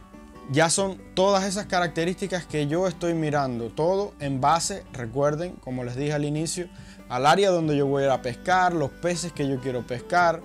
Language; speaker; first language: Spanish; native; Spanish